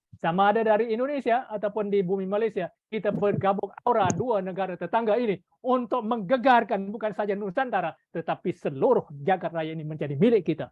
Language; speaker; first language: Malay; native; Malay